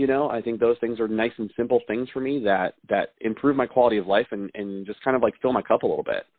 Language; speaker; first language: English; native; English